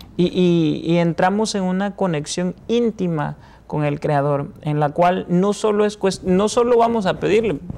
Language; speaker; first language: Spanish; native; Spanish